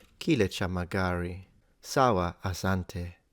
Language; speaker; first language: Swahili; non-native, learner; Italian